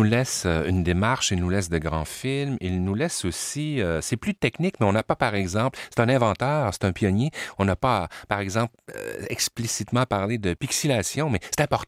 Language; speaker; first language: French; native; French